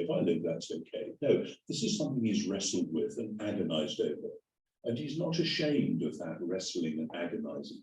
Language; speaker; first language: English; native; English